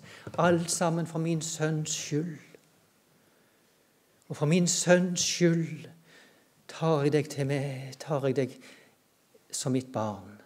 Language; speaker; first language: Norwegian; native; Norwegian